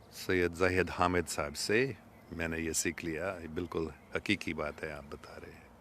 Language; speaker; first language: Urdu; non-native, fluent; English